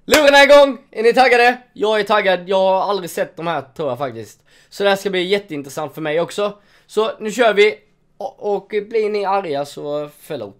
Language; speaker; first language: Swedish; native; Swedish